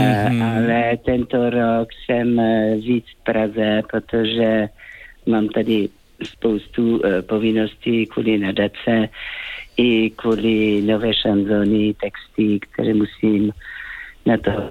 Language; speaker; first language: Czech; non-native, fluent; French